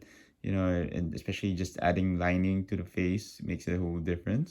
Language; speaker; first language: English; native; English